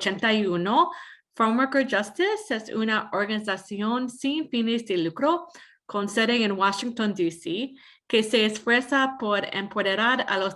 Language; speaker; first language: Spanish; non-native, fluent; English